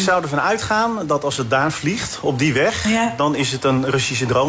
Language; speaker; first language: Dutch; native; Dutch